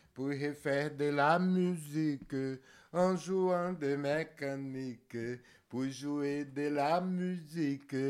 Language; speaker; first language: French; non-native, fluent; Portuguese